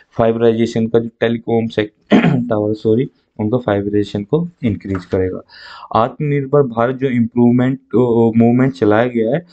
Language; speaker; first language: Hindi; native; Hindi